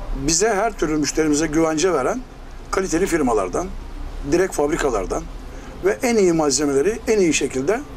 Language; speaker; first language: Turkish; native; Turkish